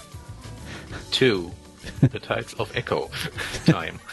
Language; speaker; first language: English; non-native, fluent; German